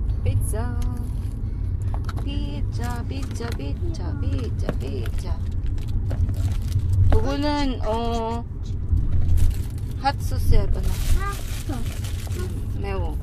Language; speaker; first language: Korean; non-native, learner; Filipino